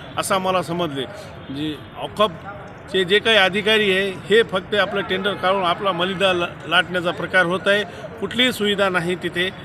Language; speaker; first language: Marathi; native; Marathi